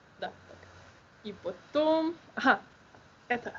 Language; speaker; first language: Russian; non-native, learner; Slovenian